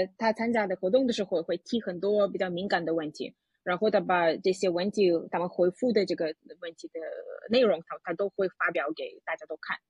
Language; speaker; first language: Chinese; non-native, fluent; Russian